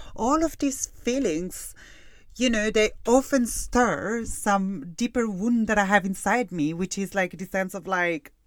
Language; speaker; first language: English; non-native, fluent; Italian